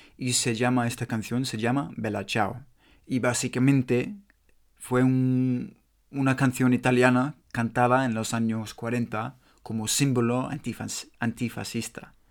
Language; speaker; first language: Spanish; non-native, learner; English